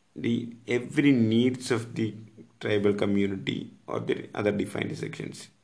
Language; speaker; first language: English; non-native, local second language; Malayalam